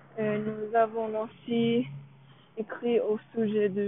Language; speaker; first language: French; non-native, learner; English